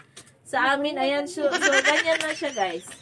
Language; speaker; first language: Filipino; native; Filipino